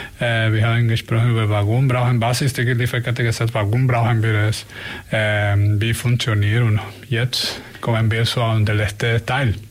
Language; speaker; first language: German; non-native, learner; Spanish